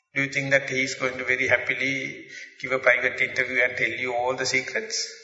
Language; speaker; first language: English; non-native, local second language; Sinhala